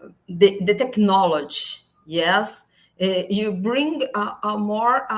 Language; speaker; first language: English; non-native, learner; Portuguese